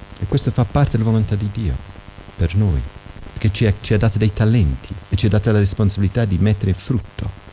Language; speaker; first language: Italian; non-native, fluent; English